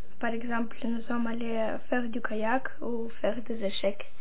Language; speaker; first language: French; non-native, learner; Russian